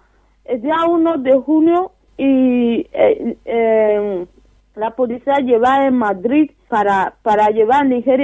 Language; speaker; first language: Spanish; non-native, learner; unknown